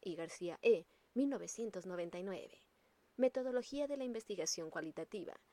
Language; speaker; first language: Spanish; native; Spanish